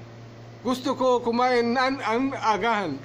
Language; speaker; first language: Filipino; non-native, learner; Arabic